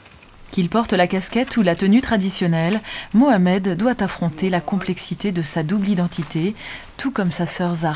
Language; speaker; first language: French; native; French